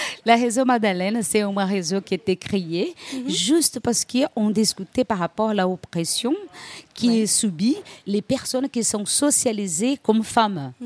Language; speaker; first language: French; non-native, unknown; Portuguese